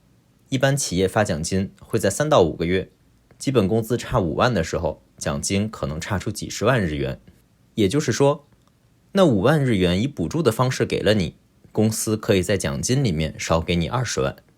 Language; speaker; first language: Chinese; native; Chinese